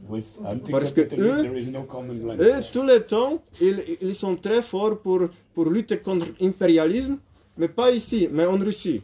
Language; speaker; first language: French; non-native, learner; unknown